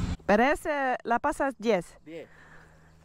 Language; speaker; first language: Spanish; non-native, learner; Dutch